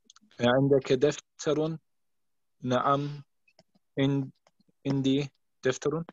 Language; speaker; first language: Arabic; non-native, learner; German